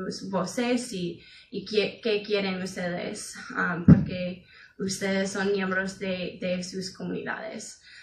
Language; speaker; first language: Spanish; non-native, fluent; English